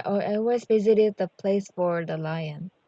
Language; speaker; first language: English; non-native, learner; Korean